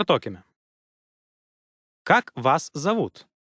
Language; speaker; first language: Russian; non-native, learner; Lithuanian